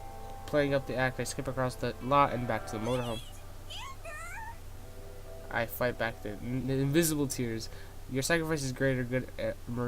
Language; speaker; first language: English; native; English